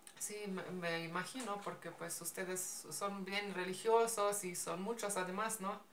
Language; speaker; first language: Spanish; non-native, fluent; Slovenian